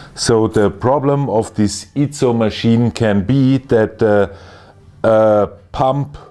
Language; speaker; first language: English; non-native, fluent; German